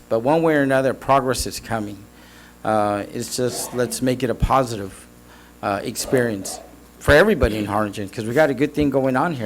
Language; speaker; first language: English; native; English